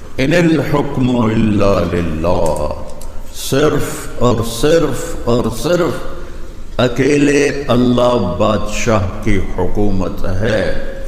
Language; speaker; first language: Urdu; non-native, local second language; Punjabi